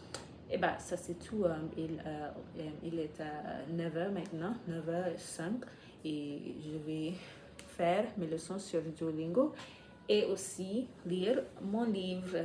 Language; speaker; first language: French; non-native, learner; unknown